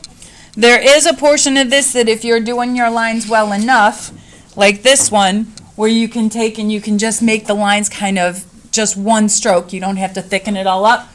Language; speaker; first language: English; native; English